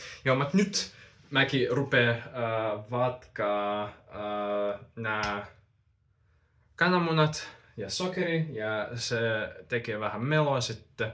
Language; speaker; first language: Finnish; non-native, fluent; Russian